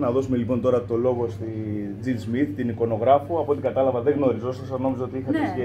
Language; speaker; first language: Greek; native; Greek